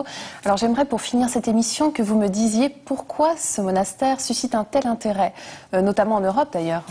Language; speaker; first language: French; native; French